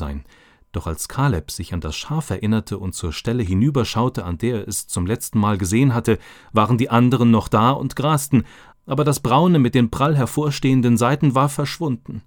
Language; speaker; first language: German; native; German